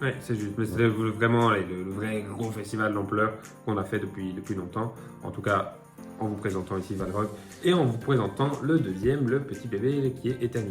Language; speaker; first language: French; native; French